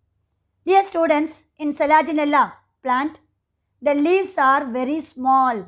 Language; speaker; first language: English; non-native, local second language; Tamil